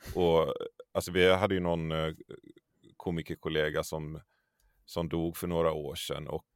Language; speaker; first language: Swedish; native; Swedish